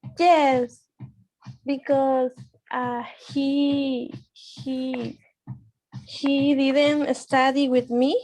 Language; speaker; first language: English; non-native, learner; Spanish